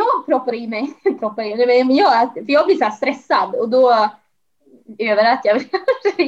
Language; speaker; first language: Swedish; native; Swedish